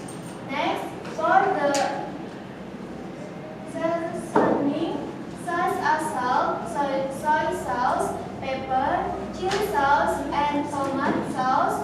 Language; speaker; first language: English; non-native, local second language; Indonesian